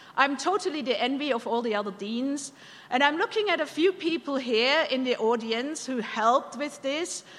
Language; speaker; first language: English; non-native, fluent; German